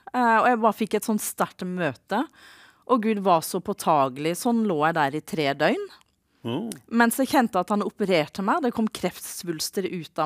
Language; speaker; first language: Norwegian; native; Norwegian